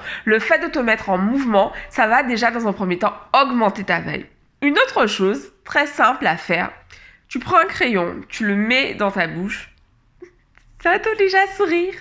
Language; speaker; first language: French; native; French